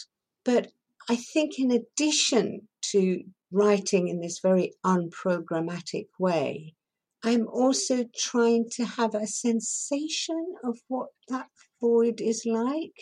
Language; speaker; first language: English; early bilingual, other home language; Persian